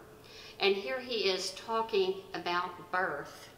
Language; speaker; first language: English; native; English